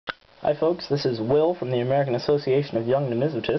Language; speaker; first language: English; native; English